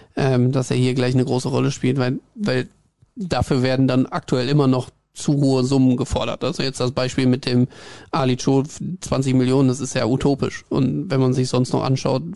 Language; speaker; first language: German; native; German